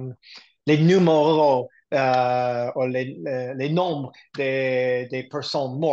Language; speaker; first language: French; non-native, learner; English